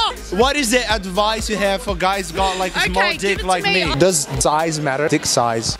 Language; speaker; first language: English; non-native, fluent; Portuguese